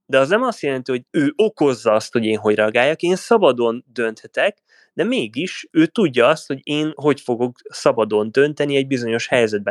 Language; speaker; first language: Hungarian; native; Hungarian